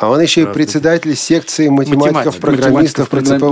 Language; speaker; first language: Russian; native; Russian